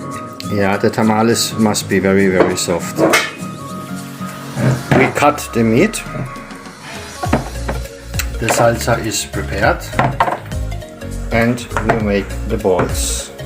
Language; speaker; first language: English; non-native, learner; German